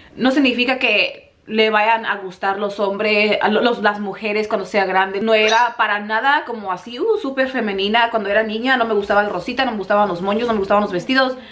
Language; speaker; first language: Spanish; native; Spanish